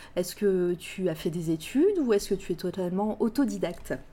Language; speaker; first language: French; native; French